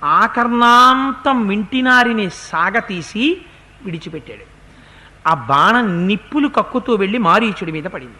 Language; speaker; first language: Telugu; native; Telugu